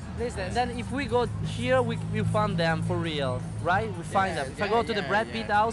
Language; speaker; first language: English; non-native, learner; Italian